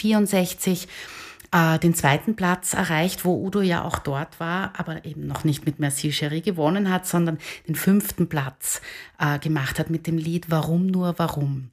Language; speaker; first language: German; native; German